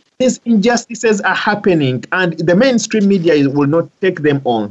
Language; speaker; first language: English; non-native, local second language; Ganda